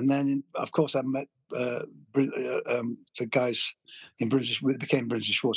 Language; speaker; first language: English; native; English